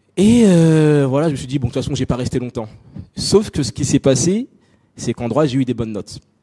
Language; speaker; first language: French; native; French